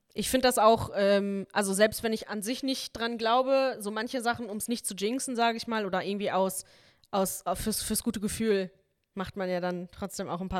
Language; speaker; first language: German; native; German